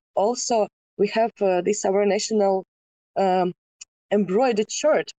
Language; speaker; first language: English; non-native, fluent; Ukrainian